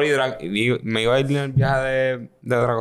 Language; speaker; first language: Spanish; native; Spanish